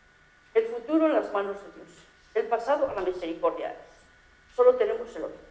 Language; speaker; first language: Spanish; native; Spanish